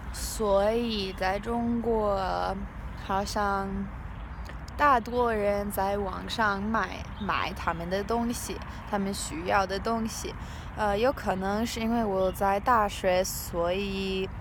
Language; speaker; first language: Chinese; non-native, learner; English